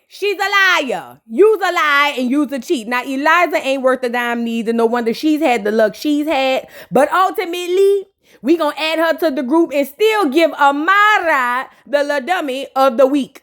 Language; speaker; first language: English; native; English